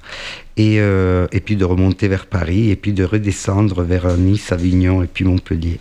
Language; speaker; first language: French; non-native, fluent; Italian